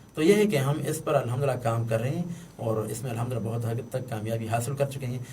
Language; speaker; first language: Urdu; non-native, local second language; Pashto